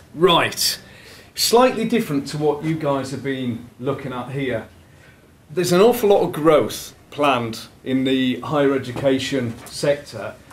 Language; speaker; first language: English; native; English